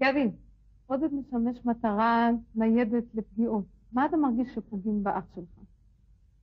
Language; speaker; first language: Hebrew; native; Hebrew